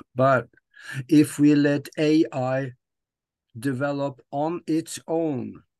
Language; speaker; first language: English; non-native, fluent; Norwegian